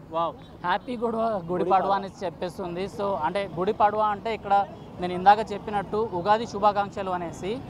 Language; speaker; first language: Telugu; native; Telugu